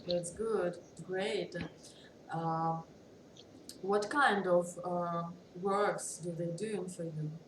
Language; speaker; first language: English; non-native, learner; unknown